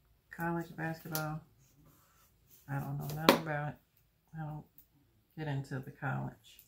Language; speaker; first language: English; native; English